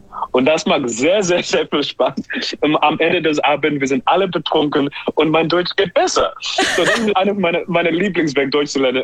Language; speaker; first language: German; non-native, learner; English